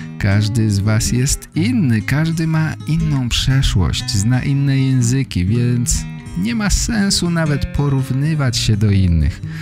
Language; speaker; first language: Polish; native; Polish